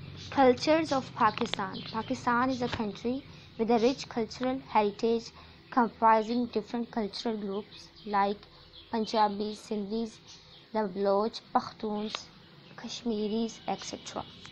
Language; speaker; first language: English; non-native, local second language; Punjabi